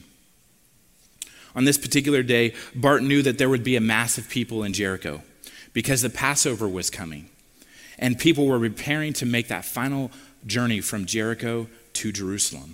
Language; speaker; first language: English; native; English